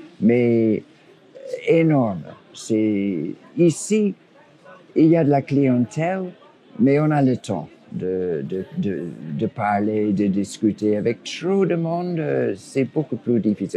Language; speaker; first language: French; non-native, fluent; English